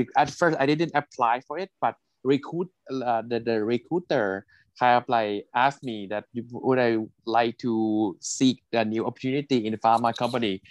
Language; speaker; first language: English; non-native, fluent; Thai